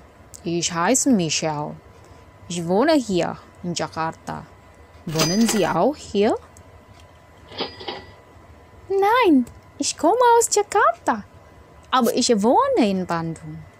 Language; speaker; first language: German; non-native, fluent; Indonesian